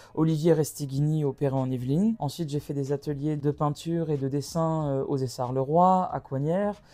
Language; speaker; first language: French; native; French